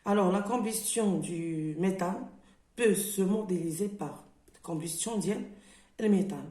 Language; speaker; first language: French; non-native, local second language; Arabic